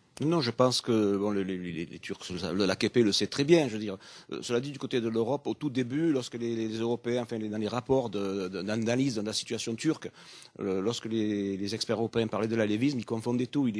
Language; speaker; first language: French; native; French